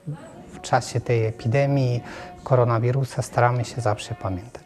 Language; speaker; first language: Polish; non-native, fluent; Ukrainian